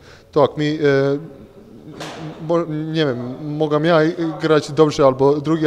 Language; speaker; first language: Polish; non-native, fluent; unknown